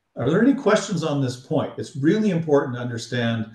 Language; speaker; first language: English; native; English